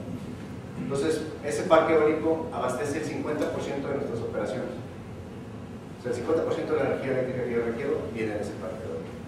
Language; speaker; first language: Spanish; native; Spanish